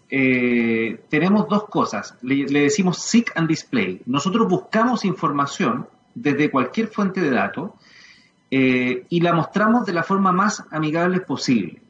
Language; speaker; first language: Spanish; native; Spanish